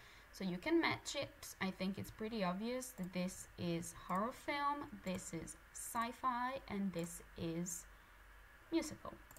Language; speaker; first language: English; non-native, fluent; Italian